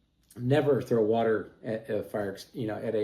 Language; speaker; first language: English; native; English